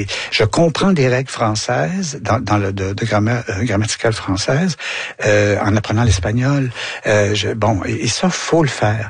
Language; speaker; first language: French; native; French